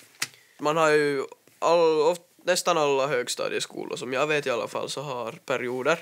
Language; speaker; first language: Swedish; native; Swedish